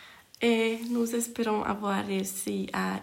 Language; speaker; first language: French; non-native, fluent; Hungarian